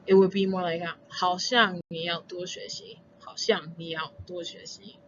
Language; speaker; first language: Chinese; non-native, fluent; English